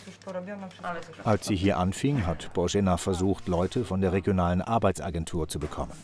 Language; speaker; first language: German; native; German